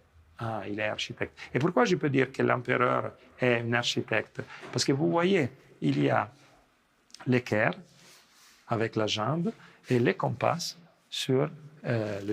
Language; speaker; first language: French; non-native, fluent; Italian